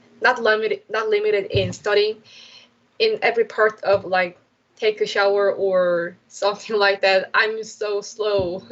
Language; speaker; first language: English; non-native, learner; Korean